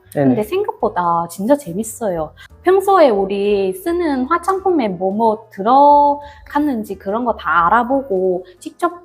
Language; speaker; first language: Korean; non-native, fluent; Vietnamese